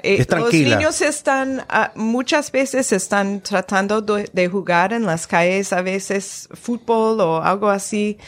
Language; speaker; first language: Spanish; non-native, fluent; English